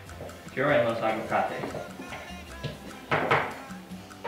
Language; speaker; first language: Spanish; non-native, learner; English